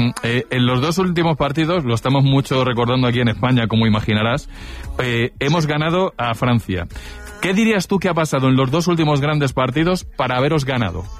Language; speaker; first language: Spanish; native; Spanish